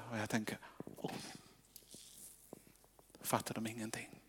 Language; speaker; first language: Swedish; non-native, fluent; English